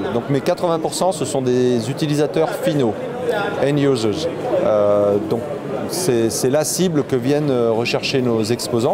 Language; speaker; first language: French; native; French